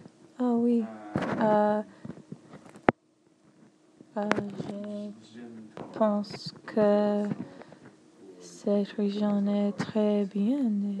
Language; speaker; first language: French; non-native, learner; English